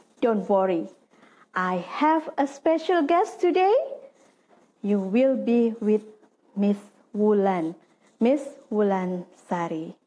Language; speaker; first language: English; non-native, fluent; Indonesian